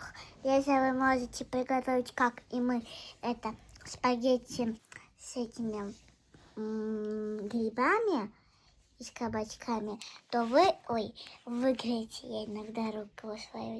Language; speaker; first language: Russian; early bilingual, other home language; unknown